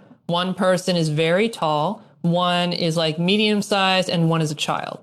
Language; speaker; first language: English; native; English